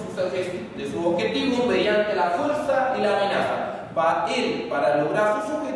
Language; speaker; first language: Spanish; native; Spanish